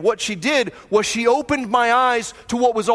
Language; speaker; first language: English; native; English